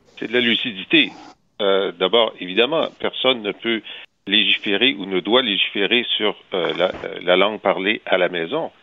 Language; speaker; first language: French; native; French